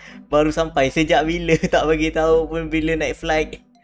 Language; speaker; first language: Malay; native; Malay